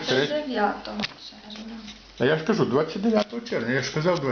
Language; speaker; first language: Ukrainian; native; Ukrainian